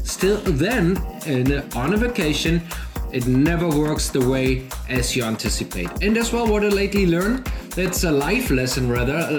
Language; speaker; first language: English; non-native, fluent; German